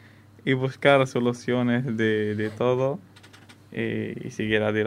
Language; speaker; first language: Spanish; non-native, fluent; Arabic